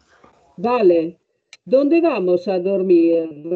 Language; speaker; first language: Spanish; non-native, learner; Italian